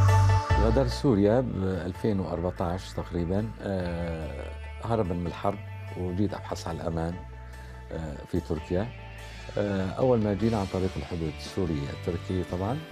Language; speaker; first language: Arabic; native; Arabic